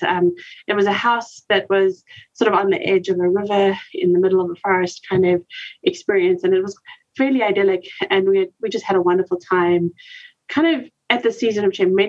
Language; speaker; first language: English; native; English